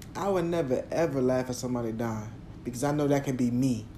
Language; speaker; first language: English; native; English